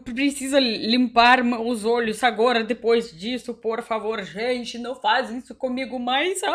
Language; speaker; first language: Portuguese; non-native, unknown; Russian